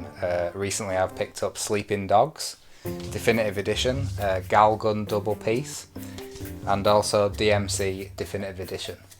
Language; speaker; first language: English; native; English